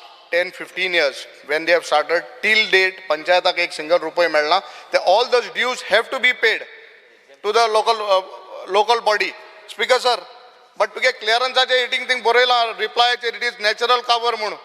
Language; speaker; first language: English; non-native, local second language; Konkani